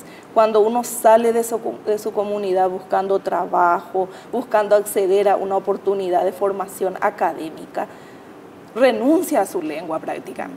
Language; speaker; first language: Spanish; native; Spanish